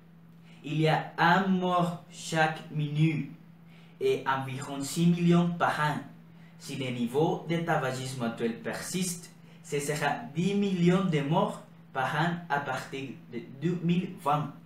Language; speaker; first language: French; non-native, learner; Spanish